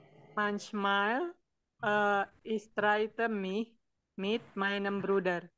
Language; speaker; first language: German; non-native, learner; Indonesian